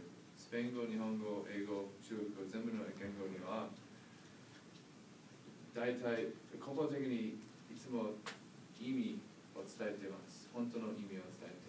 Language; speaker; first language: Japanese; non-native, learner; English